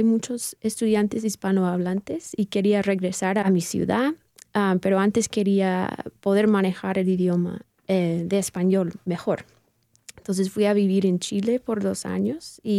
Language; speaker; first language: Spanish; non-native, fluent; English